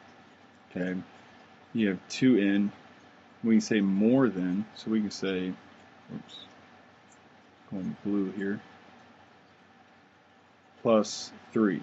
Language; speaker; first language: English; native; English